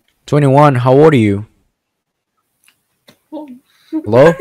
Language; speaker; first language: English; non-native, learner; Indonesian